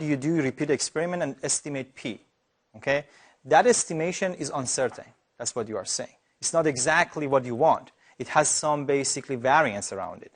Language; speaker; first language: English; non-native, fluent; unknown